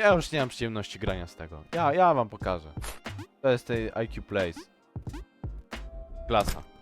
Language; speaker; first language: Polish; native; Polish